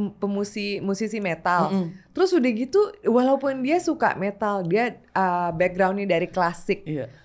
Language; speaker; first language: Indonesian; native; Indonesian